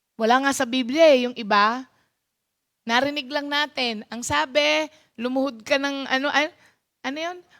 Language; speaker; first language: Filipino; non-native, local second language; Pampanga